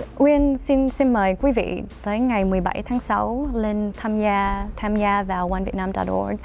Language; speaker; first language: Vietnamese; early bilingual, heritage; Vietnamese